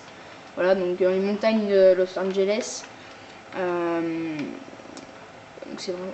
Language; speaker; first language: French; native; French